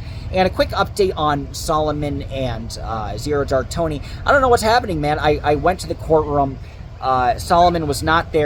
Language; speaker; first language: English; native; English